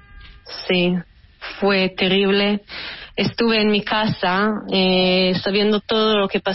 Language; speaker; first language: Spanish; early bilingual, heritage; Hebrew